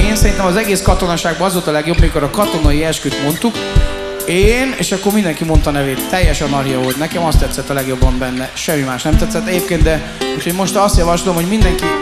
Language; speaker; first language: Hungarian; native; Hungarian